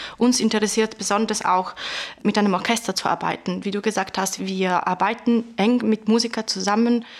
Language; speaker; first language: German; non-native, fluent; Italian